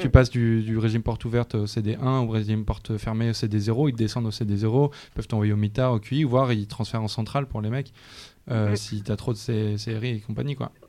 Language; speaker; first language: French; native; French